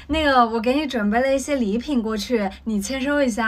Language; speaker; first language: Chinese; native; Chinese